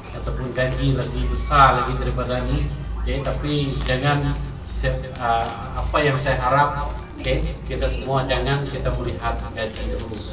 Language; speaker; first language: Malay; native; Malay